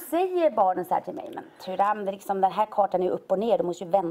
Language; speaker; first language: Swedish; native; Swedish